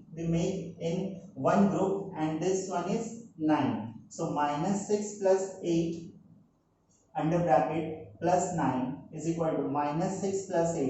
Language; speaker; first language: English; non-native, local second language; Hindi